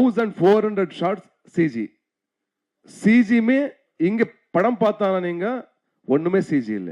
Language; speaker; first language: Tamil; non-native, learner; Kannada